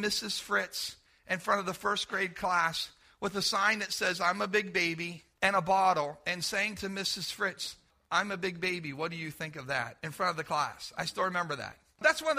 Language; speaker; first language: English; native; English